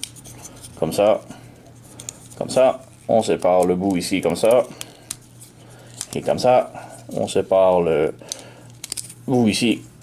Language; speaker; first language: French; native; French